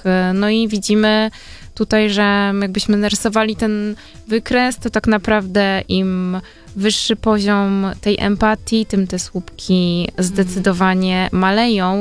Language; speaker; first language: Polish; native; Polish